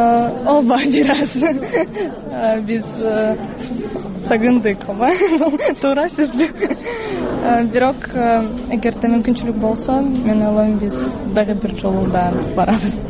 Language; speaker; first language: Kyrgyz; non-native, learner; Russian